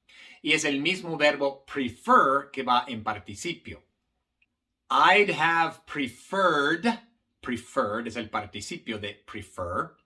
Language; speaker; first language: Spanish; non-native, fluent; English